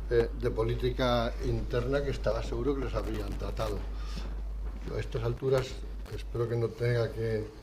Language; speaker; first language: Spanish; native; Spanish